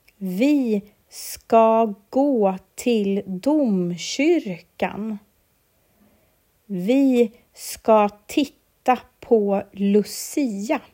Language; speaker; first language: Swedish; non-native, learner; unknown